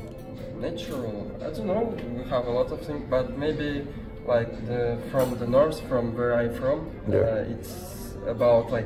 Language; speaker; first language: English; non-native, learner; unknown